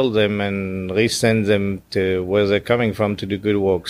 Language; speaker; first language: English; non-native, fluent; French